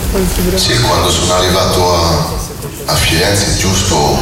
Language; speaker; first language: Italian; non-native, learner; French